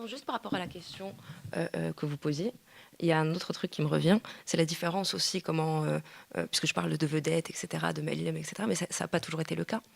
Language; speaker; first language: French; native; French